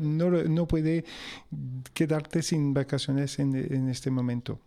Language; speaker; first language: Spanish; non-native, fluent; French